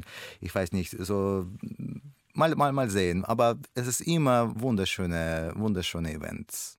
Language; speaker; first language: German; non-native, learner; Russian